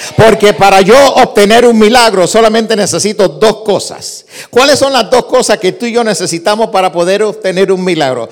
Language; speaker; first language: Spanish; early bilingual, heritage; Spanish